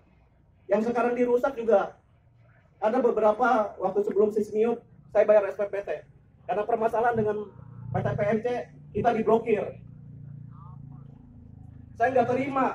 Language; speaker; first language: Indonesian; native; Indonesian